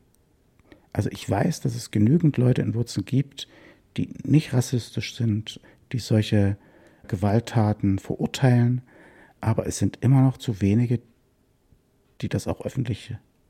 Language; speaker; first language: German; native; German